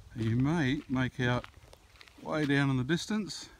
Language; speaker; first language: English; native; English